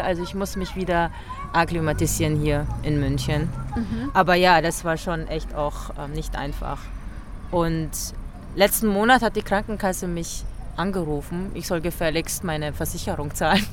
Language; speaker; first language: German; early bilingual, other home language; Filipino